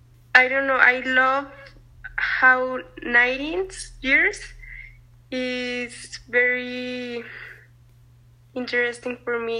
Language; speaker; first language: English; non-native, learner; Spanish